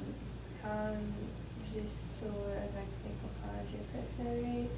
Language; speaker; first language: French; non-native, learner; English